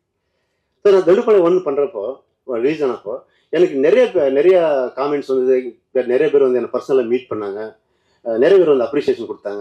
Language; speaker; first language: Tamil; non-native, local second language; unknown